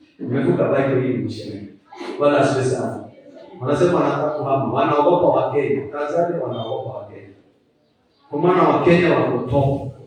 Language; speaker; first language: Swahili; non-native, local second language; Kikuyu